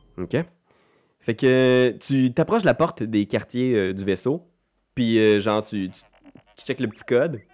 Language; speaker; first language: French; native; French